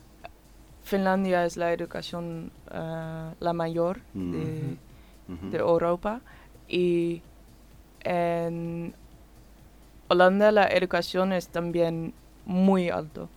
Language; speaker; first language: Spanish; non-native, learner; Dutch